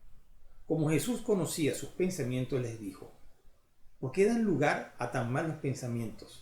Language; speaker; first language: Spanish; native; Spanish